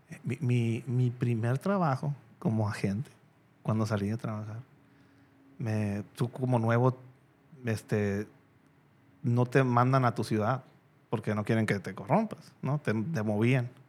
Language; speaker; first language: Spanish; native; Spanish